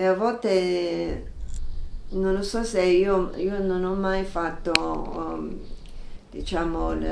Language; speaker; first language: Italian; non-native, fluent; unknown